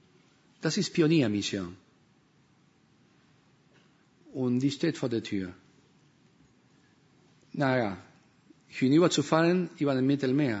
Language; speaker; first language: German; non-native, fluent; Spanish